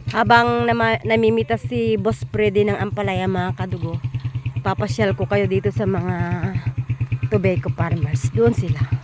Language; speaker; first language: Filipino; non-native, local second language; Iloko